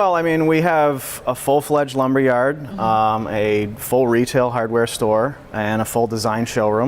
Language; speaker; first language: English; native; English